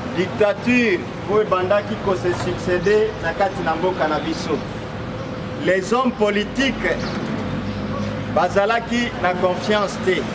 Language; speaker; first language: Lingala; native; Lingala